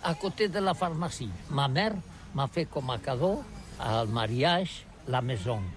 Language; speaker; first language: French; non-native, learner; Catalan